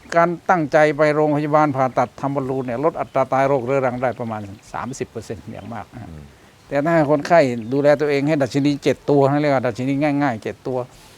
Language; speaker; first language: Thai; native; Thai